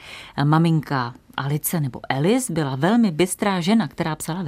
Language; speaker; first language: Czech; native; Czech